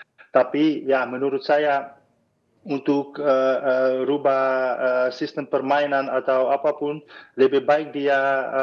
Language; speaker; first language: Indonesian; non-native, fluent; Dutch